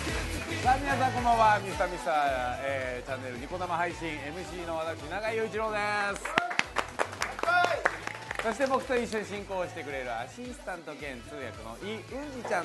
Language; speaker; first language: Japanese; native; Japanese